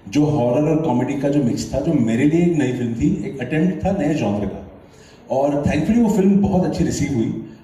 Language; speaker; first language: Hindi; non-native, local second language; Marathi